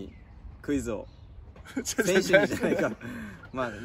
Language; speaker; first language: Japanese; native; Japanese